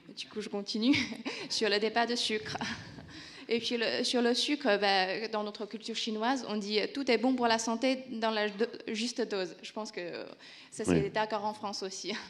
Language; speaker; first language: French; non-native, fluent; Chinese